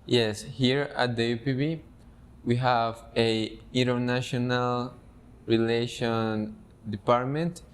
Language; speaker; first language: English; non-native, fluent; Spanish